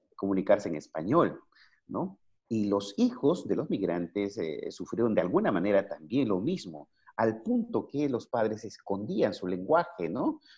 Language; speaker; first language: Spanish; native; Spanish